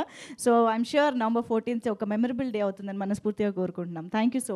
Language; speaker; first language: Telugu; native; Telugu